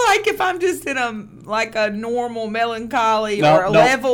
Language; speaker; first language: English; native; English